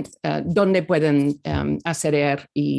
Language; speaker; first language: Spanish; non-native, fluent; English